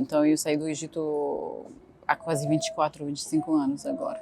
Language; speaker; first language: Portuguese; non-native, fluent; Arabic